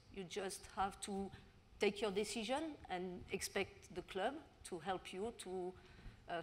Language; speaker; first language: English; non-native, learner; French